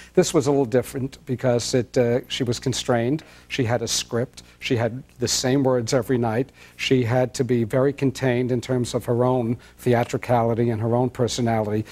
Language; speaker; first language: English; native; English